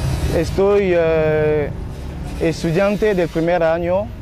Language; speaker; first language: Spanish; non-native, learner; French